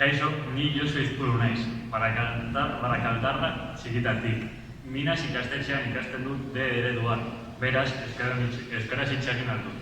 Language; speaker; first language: Basque; non-native, local second language; Spanish